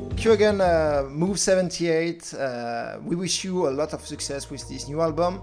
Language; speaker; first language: English; non-native, fluent; French